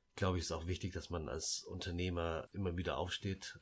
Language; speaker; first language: German; early bilingual, other home language; Lao